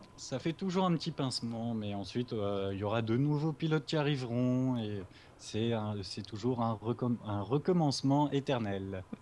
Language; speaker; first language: French; native; French